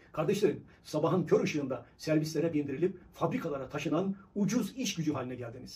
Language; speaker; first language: Turkish; native; Turkish